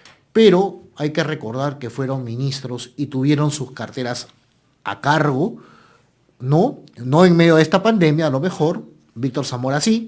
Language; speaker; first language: Spanish; native; Spanish